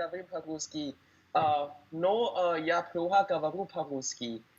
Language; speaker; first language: Russian; non-native, learner; Thai